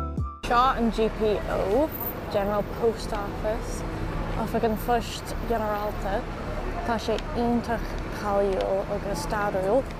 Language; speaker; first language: Irish; non-native, learner; English